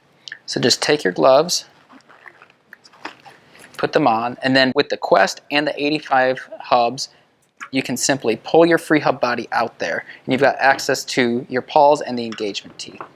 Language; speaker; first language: English; native; English